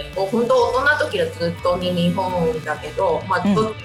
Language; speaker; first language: Japanese; non-native, fluent; Chinese